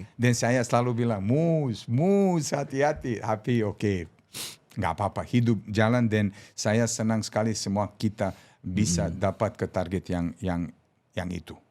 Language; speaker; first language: Indonesian; non-native, fluent; Serbian